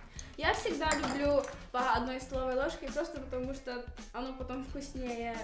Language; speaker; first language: Russian; early bilingual, heritage; Russian